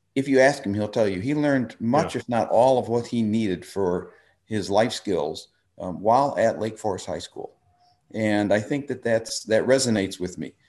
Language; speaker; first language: English; native; English